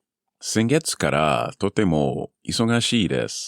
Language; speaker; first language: Japanese; non-native, learner; English